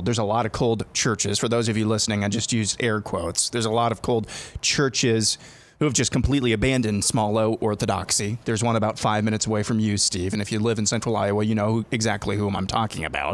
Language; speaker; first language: English; native; English